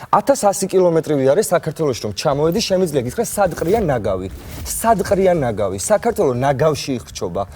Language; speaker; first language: Georgian; native; Georgian